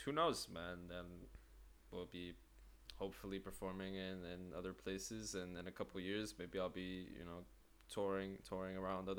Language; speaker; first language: English; native; English